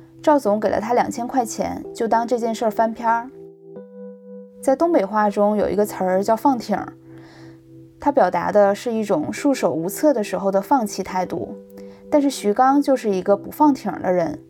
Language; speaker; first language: Chinese; native; Chinese